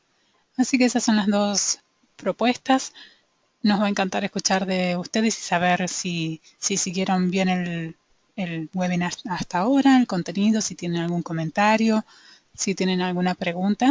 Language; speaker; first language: Spanish; native; Spanish